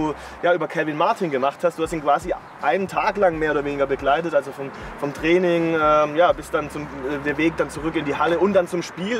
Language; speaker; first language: German; native; German